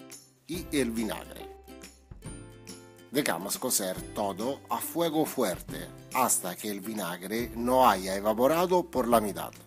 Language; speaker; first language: Spanish; non-native, fluent; Italian